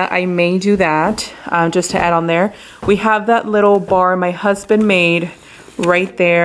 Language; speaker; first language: English; early bilingual, other home language; Spanish